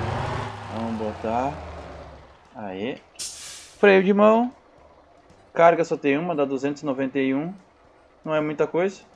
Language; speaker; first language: Portuguese; native; Portuguese